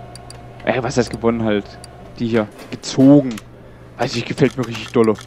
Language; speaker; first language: German; native; German